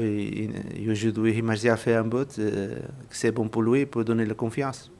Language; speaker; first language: French; non-native, learner; Portuguese